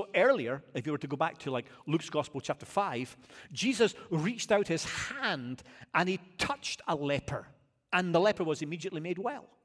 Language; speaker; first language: English; native; English